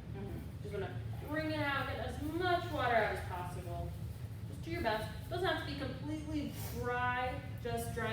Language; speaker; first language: English; native; English